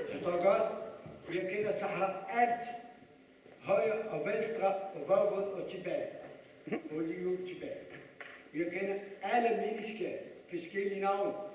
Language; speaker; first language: Danish; non-native, learner; Arabic